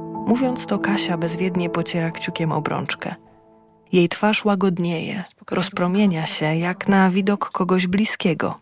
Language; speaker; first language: Polish; native; Polish